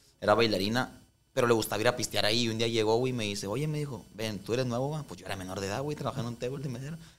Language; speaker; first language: Spanish; native; Spanish